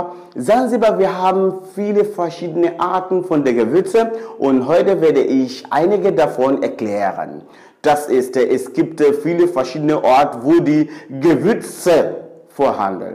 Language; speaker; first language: German; non-native, fluent; Swahili